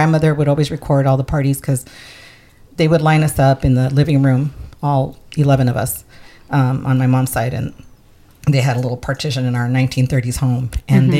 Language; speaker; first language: English; early bilingual, other home language; Spanish